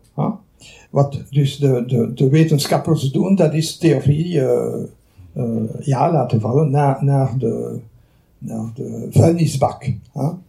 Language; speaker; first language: Dutch; non-native, local second language; French